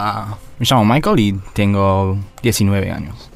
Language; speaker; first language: Spanish; non-native, learner; English